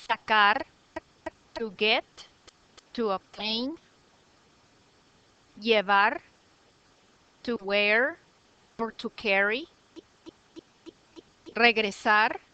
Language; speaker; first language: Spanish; non-native, fluent; English